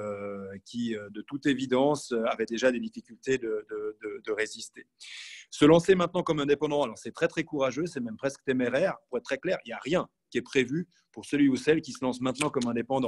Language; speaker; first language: French; native; French